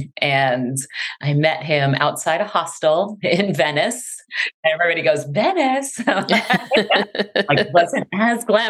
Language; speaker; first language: English; native; English